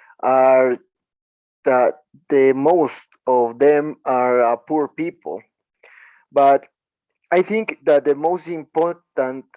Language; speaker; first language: English; non-native, learner; Spanish